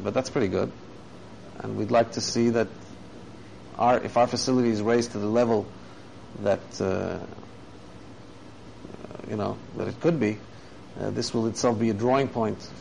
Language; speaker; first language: English; native; English